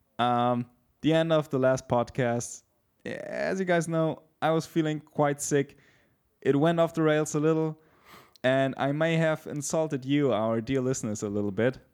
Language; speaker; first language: English; non-native, fluent; German